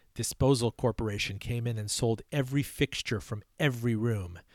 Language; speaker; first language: English; early bilingual, other home language; Persian